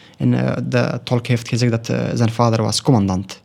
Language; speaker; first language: Dutch; non-native, learner; Pashto